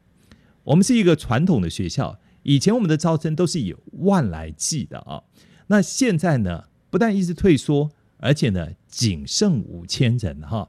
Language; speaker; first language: Chinese; native; Chinese